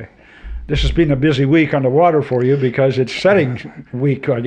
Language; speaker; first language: English; native; English